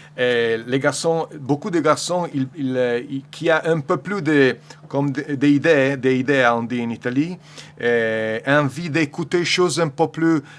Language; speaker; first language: French; non-native, learner; Italian